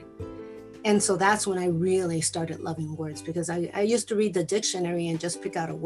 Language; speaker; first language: English; early bilingual, other home language; Spanish